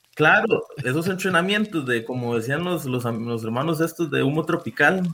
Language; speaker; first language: Spanish; native; Spanish